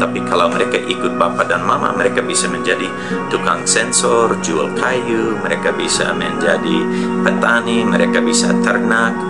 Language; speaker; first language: Indonesian; non-native, fluent; English